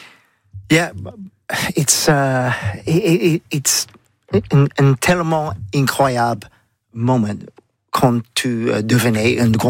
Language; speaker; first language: French; non-native, learner; English